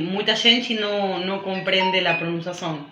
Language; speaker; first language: Portuguese; non-native, learner; Spanish